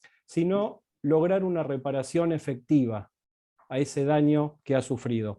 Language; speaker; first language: Spanish; native; Spanish